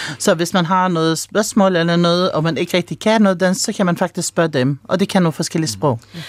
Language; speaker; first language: Danish; early bilingual, other home language; Arabic